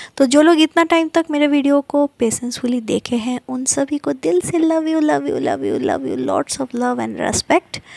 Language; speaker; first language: Hindi; non-native, local second language; Bangla